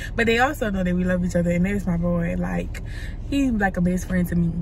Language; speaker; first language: English; native; English